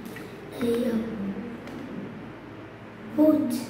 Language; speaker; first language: English; non-native, learner; Vietnamese